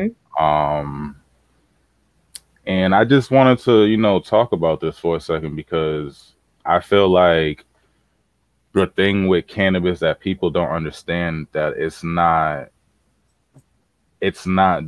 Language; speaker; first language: English; native; English